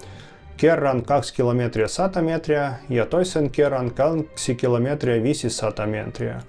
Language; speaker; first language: Finnish; non-native, fluent; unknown